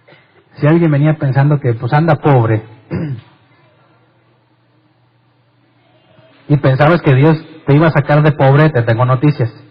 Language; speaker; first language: Spanish; native; Spanish